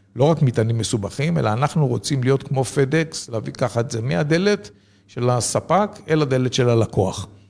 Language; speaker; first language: Hebrew; native; Hebrew